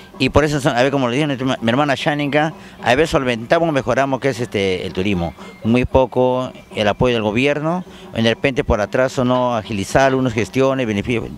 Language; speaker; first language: Spanish; non-native, local second language; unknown